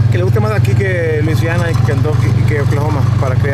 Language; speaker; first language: Spanish; native; Spanish